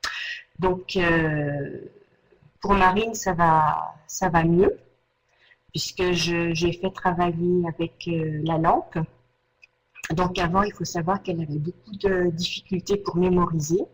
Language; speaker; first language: French; native; French